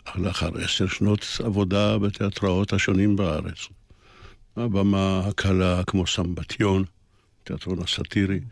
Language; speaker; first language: Hebrew; early bilingual, other home language; Polish